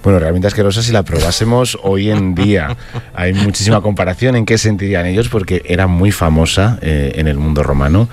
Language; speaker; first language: Spanish; native; Spanish